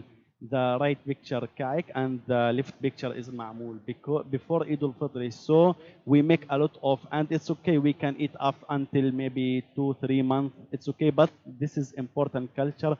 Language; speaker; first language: English; non-native, learner; Arabic